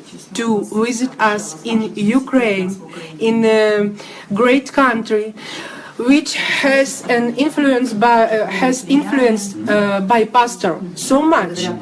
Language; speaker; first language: English; non-native, learner; Russian